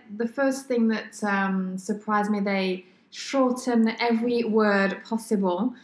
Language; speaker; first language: English; non-native, fluent; French